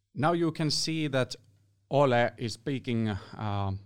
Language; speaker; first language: English; non-native, fluent; Finnish